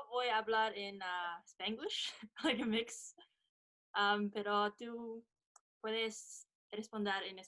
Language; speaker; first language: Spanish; non-native, learner; English